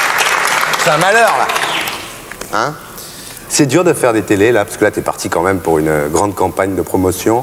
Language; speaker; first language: French; native; French